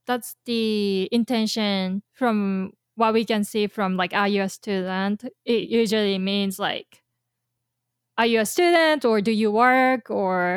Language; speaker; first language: English; non-native, fluent; Japanese